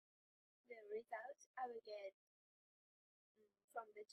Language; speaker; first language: English; non-native, learner; Japanese